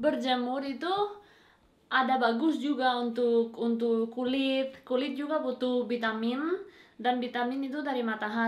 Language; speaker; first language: Indonesian; non-native, fluent; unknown